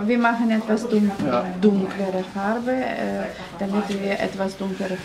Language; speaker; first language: German; non-native, learner; Russian